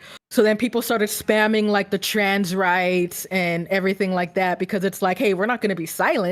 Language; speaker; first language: English; native; English